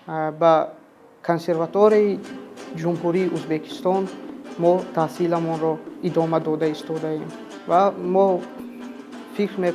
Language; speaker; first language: Persian; non-native, local second language; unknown